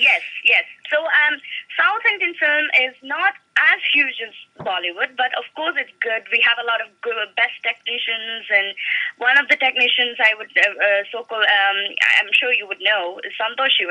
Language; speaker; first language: English; non-native, local second language; Malayalam